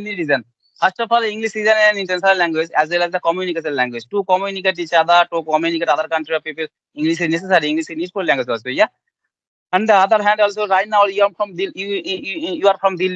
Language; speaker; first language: English; non-native, learner; Bangla